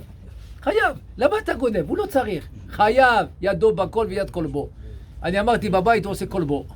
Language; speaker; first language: Hebrew; non-native, fluent; French